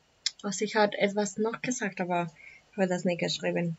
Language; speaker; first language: German; non-native, learner; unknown